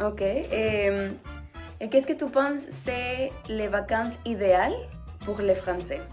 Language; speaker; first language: French; non-native, learner; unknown